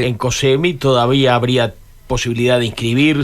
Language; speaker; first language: Spanish; native; Spanish